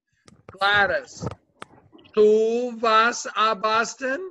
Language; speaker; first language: Spanish; non-native, fluent; English